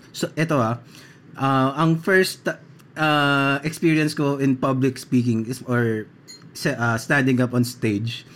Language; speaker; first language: English; non-native, local second language; Filipino